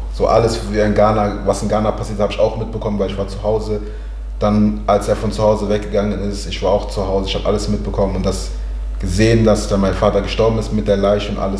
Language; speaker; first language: German; early bilingual, other home language; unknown